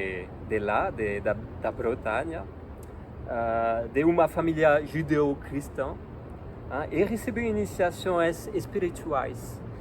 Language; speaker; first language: Portuguese; non-native, learner; French